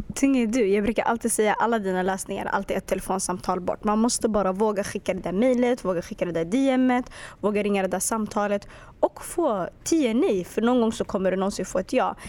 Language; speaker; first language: Swedish; early bilingual, other home language; Arabic